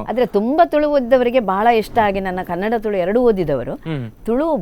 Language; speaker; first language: Kannada; non-native, local second language; Tulu